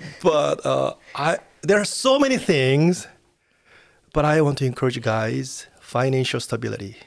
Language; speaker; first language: English; non-native, fluent; Korean